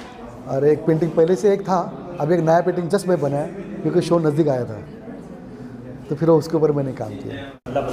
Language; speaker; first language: Hindi; non-native, local second language; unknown